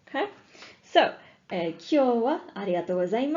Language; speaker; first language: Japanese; non-native, fluent; English